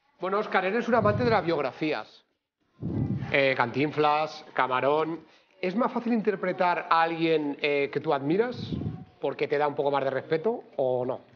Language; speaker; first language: Spanish; native; Spanish